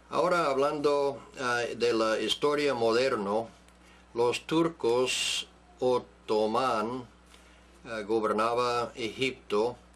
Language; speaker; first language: Spanish; non-native, fluent; English